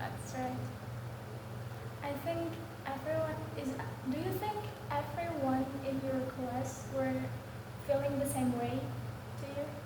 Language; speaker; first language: English; non-native, learner; Indonesian